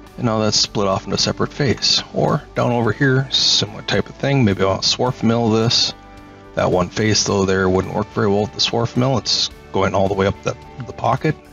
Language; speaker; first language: English; native; English